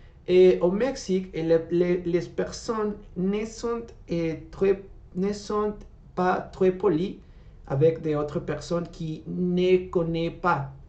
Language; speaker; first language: French; non-native, learner; Spanish